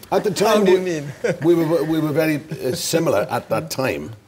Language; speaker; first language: English; native; English